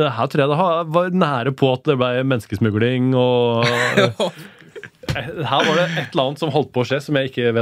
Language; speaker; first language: Norwegian; native; Norwegian